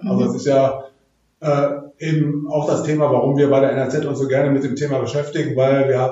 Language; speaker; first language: German; native; German